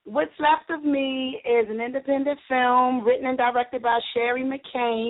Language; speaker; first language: English; native; English